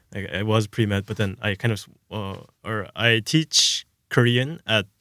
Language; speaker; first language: English; early bilingual, other home language; Korean